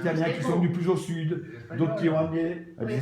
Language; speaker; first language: French; native; French